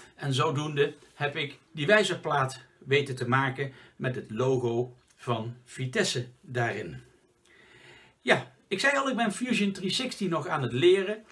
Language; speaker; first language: Dutch; native; Dutch